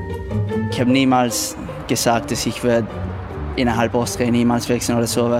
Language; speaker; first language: German; non-native, learner; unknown